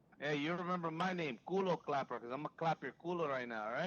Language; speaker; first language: English; native; English